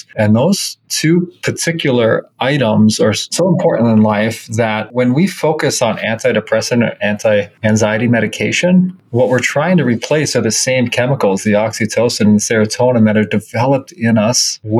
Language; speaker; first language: English; native; English